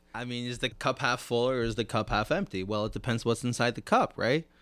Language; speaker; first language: English; native; English